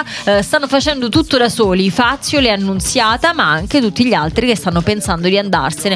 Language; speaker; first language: Italian; native; Italian